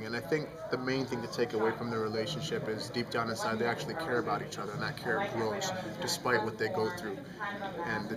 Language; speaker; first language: English; native; English